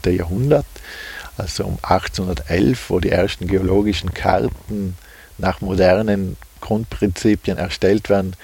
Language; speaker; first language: German; native; German